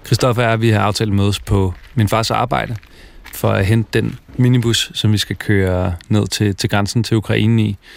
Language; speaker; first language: Danish; native; Danish